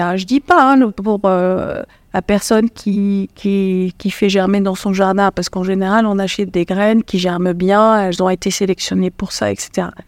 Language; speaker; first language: French; non-native, local second language; Arabic